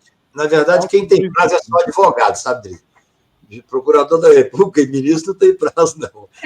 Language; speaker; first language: Portuguese; native; Portuguese